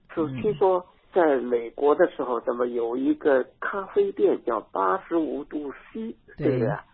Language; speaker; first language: Chinese; native; Chinese